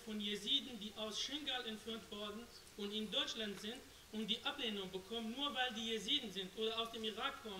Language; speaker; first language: German; non-native, fluent; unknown